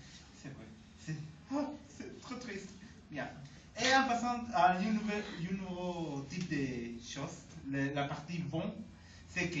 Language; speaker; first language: French; non-native, learner; Spanish